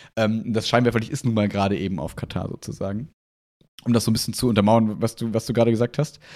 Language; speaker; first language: German; native; German